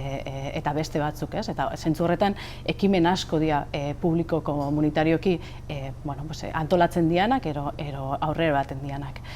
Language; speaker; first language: Basque; native; Basque